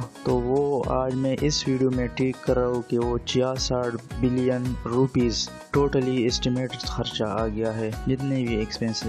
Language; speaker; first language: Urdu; non-native, local second language; Pashto